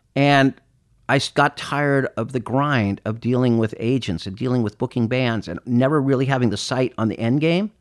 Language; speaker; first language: English; native; English